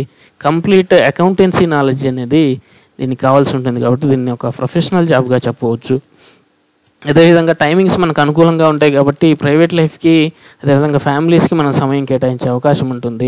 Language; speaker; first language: Telugu; native; Telugu